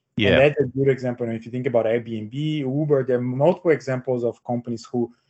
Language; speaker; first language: English; non-native, fluent; Portuguese